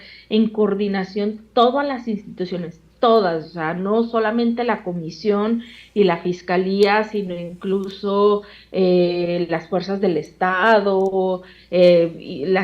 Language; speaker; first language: Spanish; native; Spanish